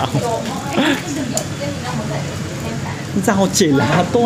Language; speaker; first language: Vietnamese; non-native, learner; Japanese